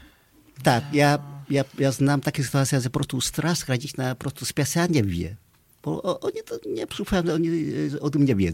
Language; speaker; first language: Polish; non-native, fluent; Vietnamese